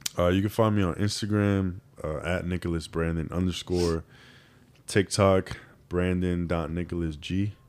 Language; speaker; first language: English; native; English